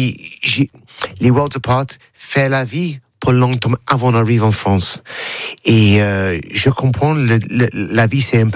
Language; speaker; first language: French; non-native, learner; English